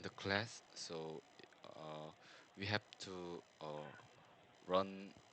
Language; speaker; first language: English; non-native, learner; Korean